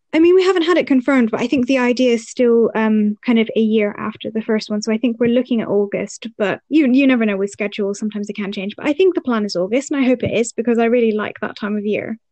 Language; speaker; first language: English; early bilingual, other home language; Arabic